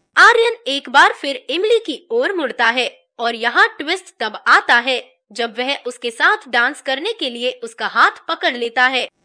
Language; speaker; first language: Hindi; native; Hindi